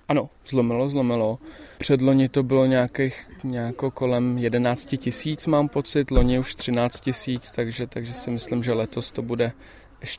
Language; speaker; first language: Czech; native; Czech